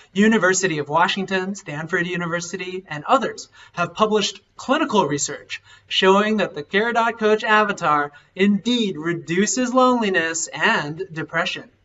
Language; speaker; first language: English; native; English